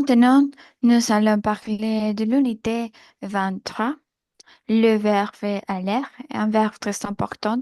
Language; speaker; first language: French; non-native, learner; Spanish